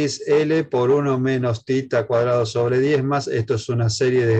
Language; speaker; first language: Spanish; native; Spanish